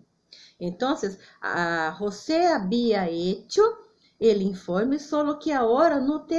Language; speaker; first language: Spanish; non-native, fluent; Portuguese